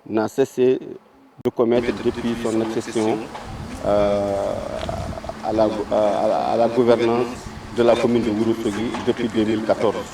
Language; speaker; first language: French; non-native, local second language; Fula